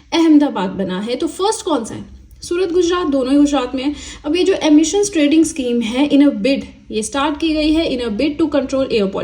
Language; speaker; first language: Hindi; native; Hindi